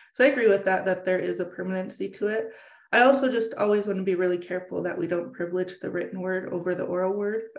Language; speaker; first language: English; native; English